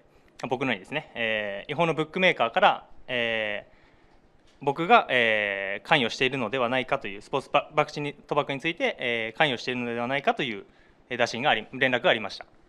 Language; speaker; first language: Japanese; native; Japanese